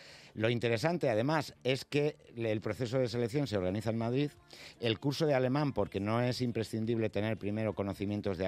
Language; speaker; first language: Spanish; native; Spanish